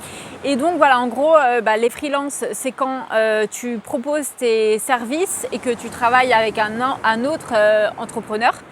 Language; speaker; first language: French; native; French